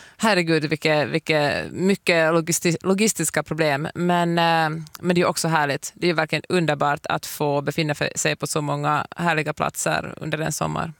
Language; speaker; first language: Swedish; native; Swedish